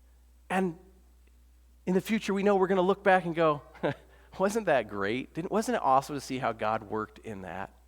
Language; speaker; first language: English; native; English